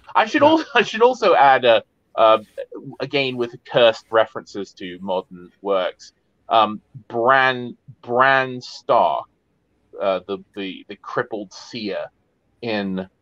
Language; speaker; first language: English; native; English